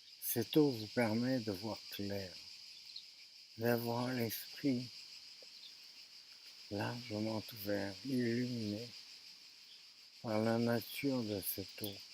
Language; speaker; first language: French; native; French